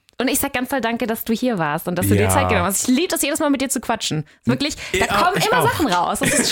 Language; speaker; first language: German; native; German